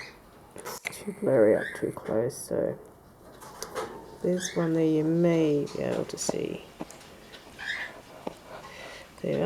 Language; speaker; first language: English; native; English